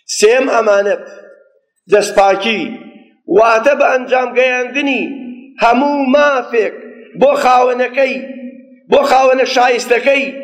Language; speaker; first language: Central Kurdish; native; Central Kurdish